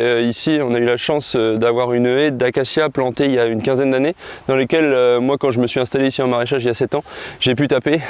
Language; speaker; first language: French; native; French